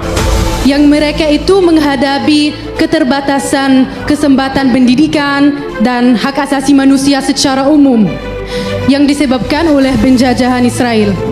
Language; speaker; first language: Indonesian; non-native, fluent; Arabic